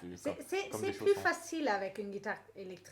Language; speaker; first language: French; non-native, learner; English